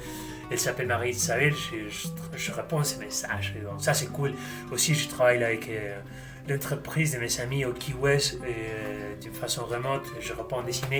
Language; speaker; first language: French; non-native, fluent; Spanish